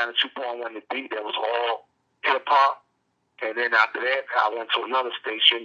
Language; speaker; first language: English; native; English